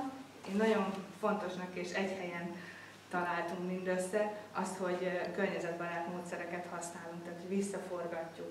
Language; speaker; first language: Hungarian; native; Hungarian